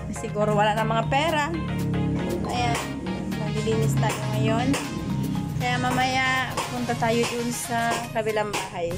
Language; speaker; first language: Filipino; non-native, local second language; Bikol